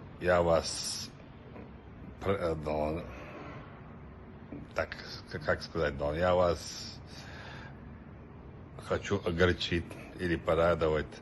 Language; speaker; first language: Russian; non-native, local second language; Chechen